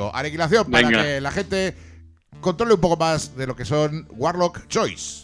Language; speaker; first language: Spanish; native; Spanish